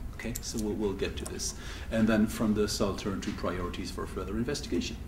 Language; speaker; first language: English; non-native, fluent; French